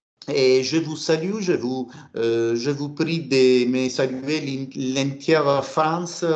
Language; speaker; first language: French; non-native, fluent; Italian